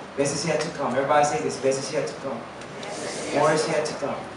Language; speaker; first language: English; non-native, local second language; Filipino